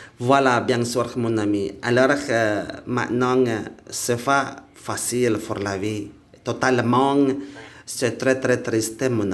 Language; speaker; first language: French; non-native, learner; Indonesian